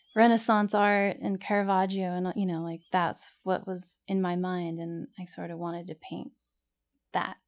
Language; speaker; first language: English; native; English